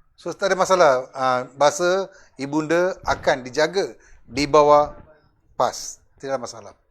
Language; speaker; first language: Malay; non-native, local second language; Tamil